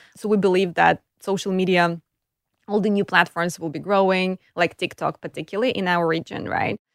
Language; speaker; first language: English; non-native, fluent; Ukrainian